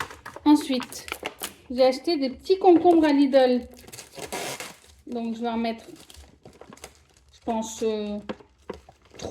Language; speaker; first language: French; native; French